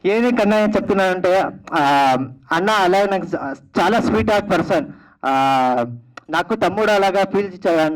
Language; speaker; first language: Telugu; non-native, learner; Kannada